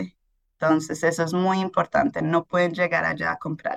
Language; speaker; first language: Spanish; early bilingual, heritage; Spanish